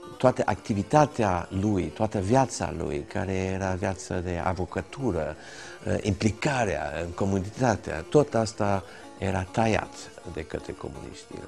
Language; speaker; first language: Romanian; early bilingual, heritage; Romanian